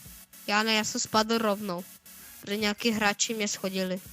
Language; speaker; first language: Czech; early bilingual, other home language; Russian